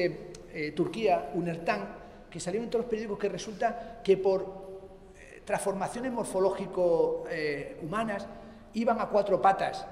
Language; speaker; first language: Spanish; native; Spanish